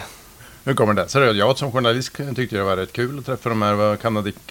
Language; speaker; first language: Swedish; native; Swedish